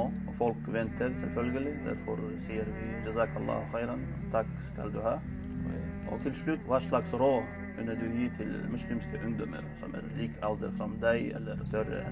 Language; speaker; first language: Norwegian; non-native, fluent; Chechen